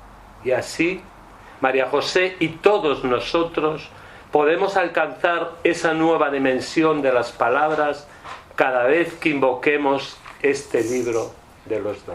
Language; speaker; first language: Spanish; native; Spanish